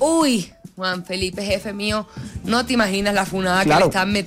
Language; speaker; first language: Spanish; native; Spanish